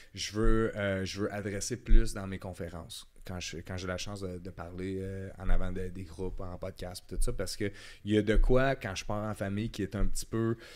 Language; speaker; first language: French; native; French